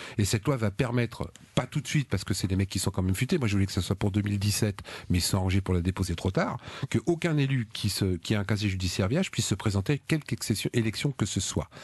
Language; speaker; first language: French; native; French